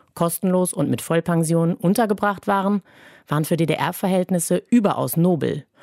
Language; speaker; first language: German; native; German